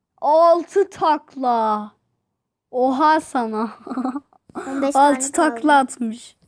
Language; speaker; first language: Turkish; native; Turkish